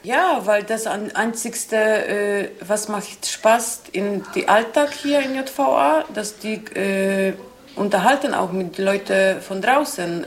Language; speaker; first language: German; non-native, learner; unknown